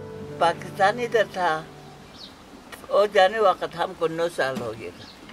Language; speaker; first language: Hindi; non-native, local second language; Balti